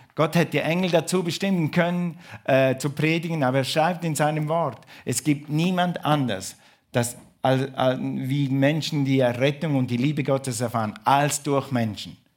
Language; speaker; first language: German; non-native, fluent; English